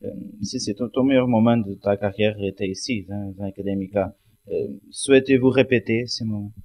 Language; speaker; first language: French; non-native, learner; Portuguese